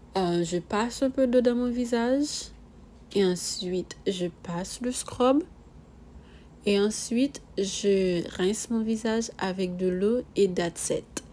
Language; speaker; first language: French; non-native, local second language; Haitian Creole